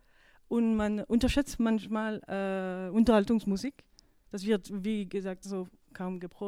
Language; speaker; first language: German; non-native, fluent; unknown